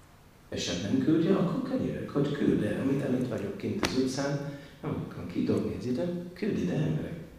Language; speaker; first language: Hungarian; non-native, learner; English